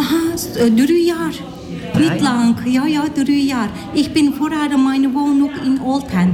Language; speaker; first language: German; non-native, learner; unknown